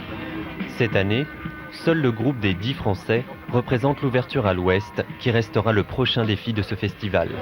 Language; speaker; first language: French; native; French